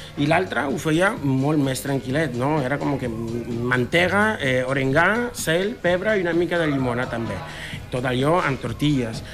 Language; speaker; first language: Catalan; non-native, fluent; Spanish